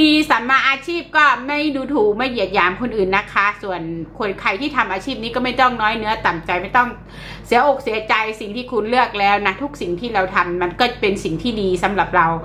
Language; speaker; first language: Thai; native; Thai